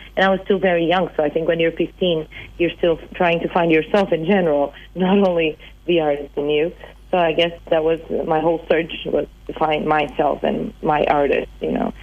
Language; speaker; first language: English; non-native, fluent; Portuguese